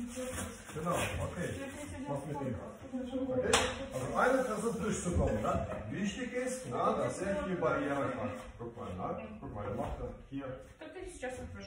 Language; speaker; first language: German; non-native, fluent; Russian